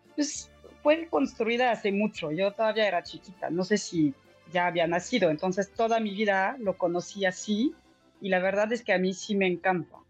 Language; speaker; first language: Spanish; non-native, fluent; French